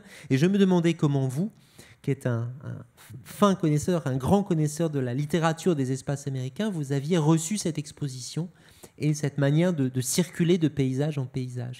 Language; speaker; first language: French; native; French